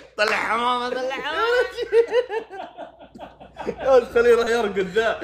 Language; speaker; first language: Arabic; native; Arabic